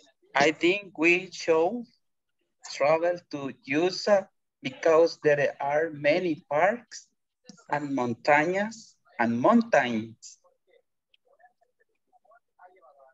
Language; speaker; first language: English; non-native, learner; Spanish